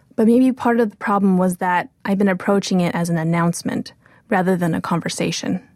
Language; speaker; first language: English; early bilingual, other home language; Chinese